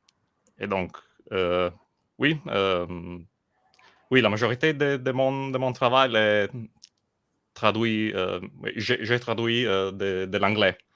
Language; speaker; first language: French; non-native, learner; Italian